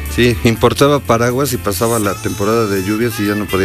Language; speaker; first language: Spanish; native; Spanish